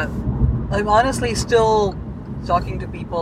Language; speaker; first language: English; non-native, local second language; Urdu